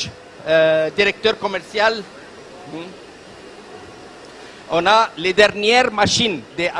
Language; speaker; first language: French; non-native, learner; Arabic